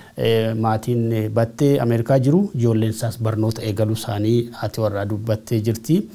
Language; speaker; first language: Oromo; native; Oromo